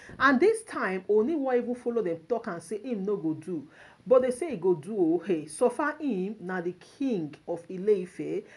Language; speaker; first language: Nigerian Pidgin; non-native, local second language; Yoruba